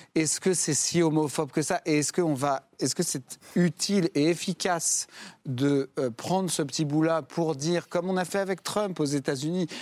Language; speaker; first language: French; native; French